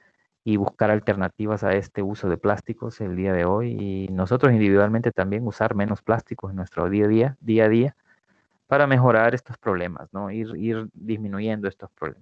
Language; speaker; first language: Spanish; native; Spanish